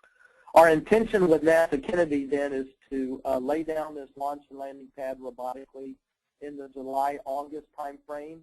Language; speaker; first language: English; native; English